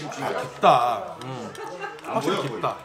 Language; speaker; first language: Korean; native; Korean